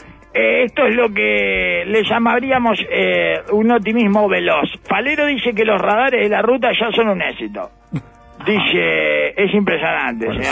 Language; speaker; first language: Spanish; native; Spanish